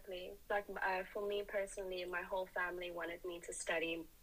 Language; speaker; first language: English; native; English